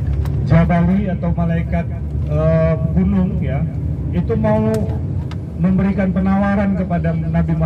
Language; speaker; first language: Indonesian; native; Indonesian